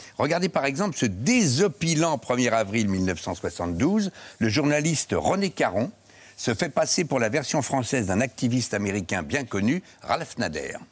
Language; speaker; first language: French; native; French